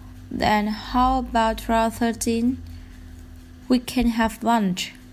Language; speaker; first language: English; non-native, learner; Vietnamese